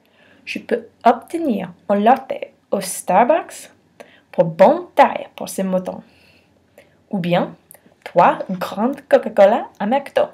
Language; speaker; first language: French; non-native, learner; English